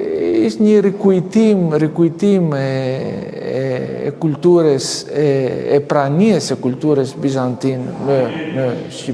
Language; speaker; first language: Albanian; non-native, fluent; Greek